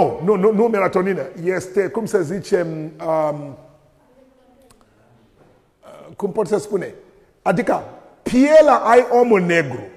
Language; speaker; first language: Romanian; non-native, learner; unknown